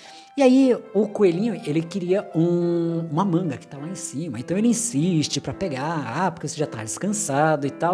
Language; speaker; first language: Portuguese; native; Portuguese